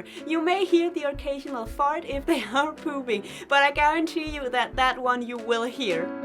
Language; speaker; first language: English; non-native, fluent; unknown